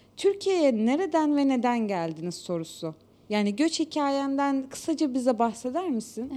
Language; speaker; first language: Turkish; native; Turkish